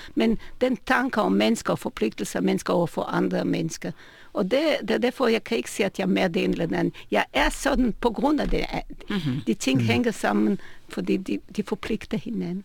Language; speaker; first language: Danish; non-native, fluent; Hebrew